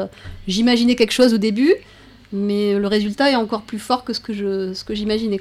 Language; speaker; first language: French; native; French